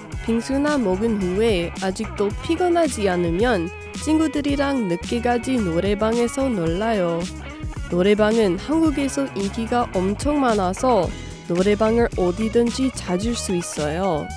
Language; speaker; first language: Korean; non-native, fluent; English